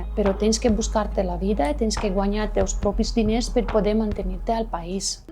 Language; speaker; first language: Catalan; non-native, fluent; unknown